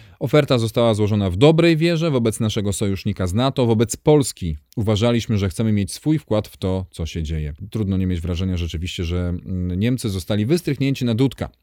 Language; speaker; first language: Polish; native; Polish